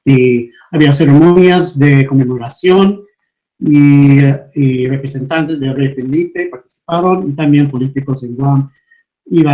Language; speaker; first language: Spanish; non-native, fluent; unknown